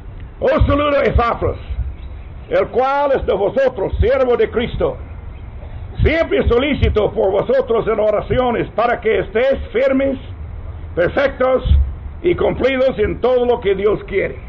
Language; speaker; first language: Spanish; non-native, fluent; English